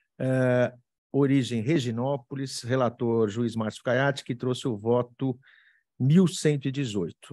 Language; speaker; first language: Portuguese; native; Portuguese